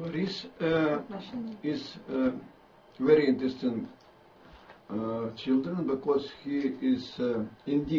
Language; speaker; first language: English; non-native, learner; Russian